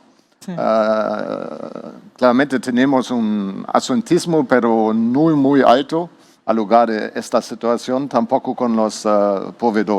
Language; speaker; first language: Spanish; non-native, learner; German